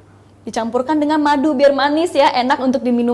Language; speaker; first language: Indonesian; native; Indonesian